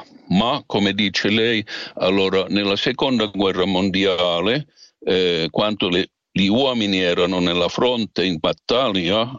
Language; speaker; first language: Italian; non-native, fluent; Finnish